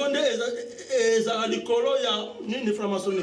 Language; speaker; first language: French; non-native, local second language; Lingala